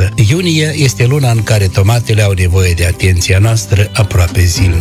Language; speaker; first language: Romanian; native; Romanian